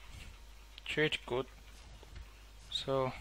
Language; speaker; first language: German; native; German